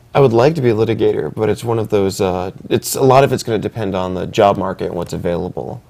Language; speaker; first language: English; native; English